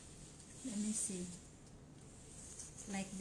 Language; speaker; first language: English; non-native, local second language; Filipino